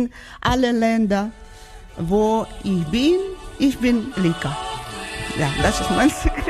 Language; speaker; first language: German; non-native, learner; Georgian